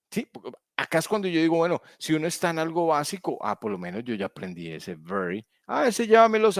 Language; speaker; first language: Spanish; native; Spanish